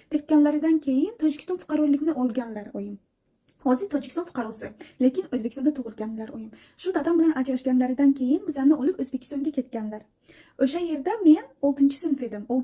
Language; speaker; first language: Uzbek; non-native, fluent; Tajik